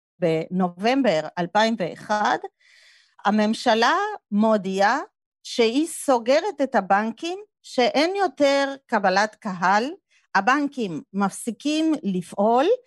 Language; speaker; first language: Hebrew; non-native, fluent; Spanish